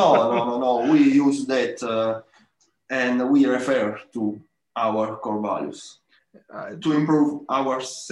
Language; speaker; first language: English; non-native, learner; Italian